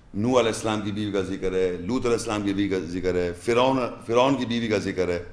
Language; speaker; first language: Urdu; native; Urdu